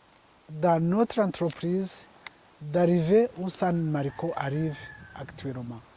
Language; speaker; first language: French; non-native, local second language; Kinyarwanda